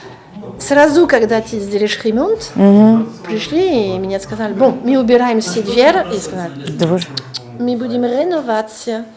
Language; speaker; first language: Russian; non-native, learner; French